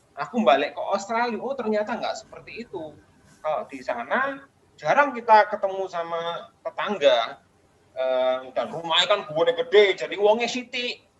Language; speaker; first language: Indonesian; non-native, fluent; English